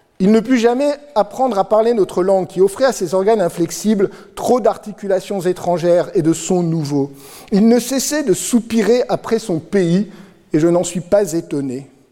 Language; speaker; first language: French; native; French